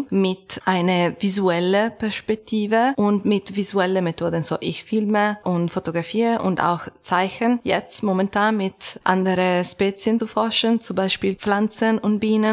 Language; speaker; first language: German; non-native, learner; Italian